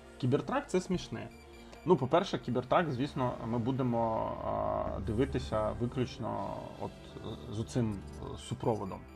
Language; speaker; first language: Ukrainian; non-native, local second language; Russian